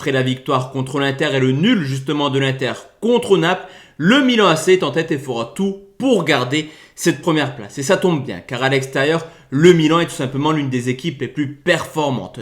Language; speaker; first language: French; native; French